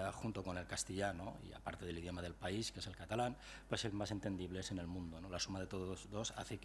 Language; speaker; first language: Spanish; non-native, local second language; Catalan